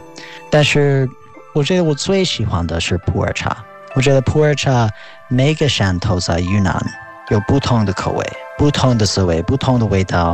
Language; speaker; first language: Chinese; non-native, fluent; English